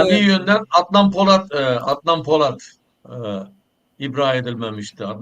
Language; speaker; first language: Turkish; native; Turkish